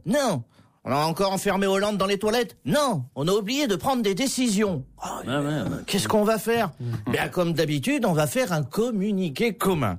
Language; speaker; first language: French; native; French